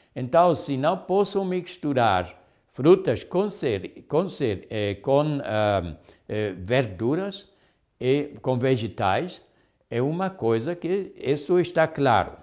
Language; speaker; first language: Portuguese; non-native, fluent; Spanish